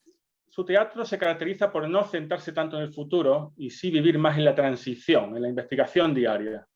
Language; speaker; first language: Spanish; native; Spanish